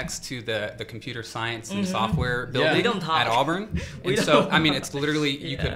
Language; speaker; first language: English; native; English